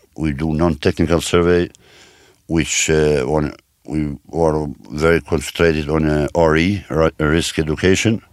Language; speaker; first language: English; non-native, learner; Albanian